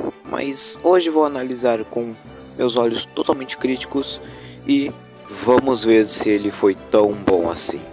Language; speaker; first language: Portuguese; native; Portuguese